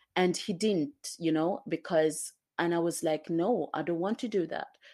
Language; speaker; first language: English; non-native, local second language; Swahili